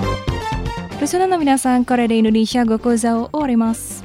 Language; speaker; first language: Japanese; non-native, fluent; Indonesian